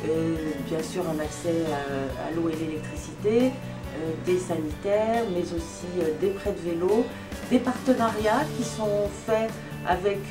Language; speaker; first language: French; native; French